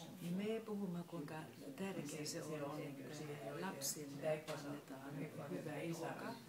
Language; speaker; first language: Finnish; early bilingual, heritage; Finnish